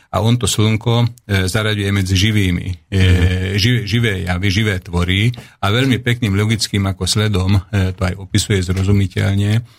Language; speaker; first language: Slovak; non-native, local second language; Hungarian